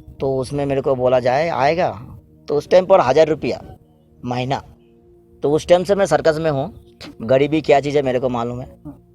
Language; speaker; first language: Hindi; non-native, local second language; Bangla